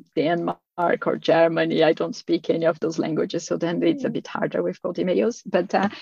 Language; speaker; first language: English; non-native, fluent; Portuguese